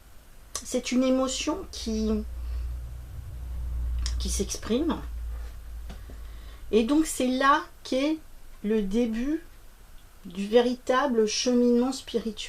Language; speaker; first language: French; native; French